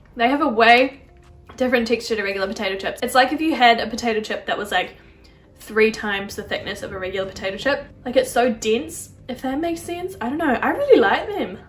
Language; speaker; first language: English; native; English